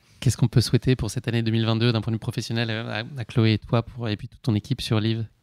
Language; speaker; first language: French; native; French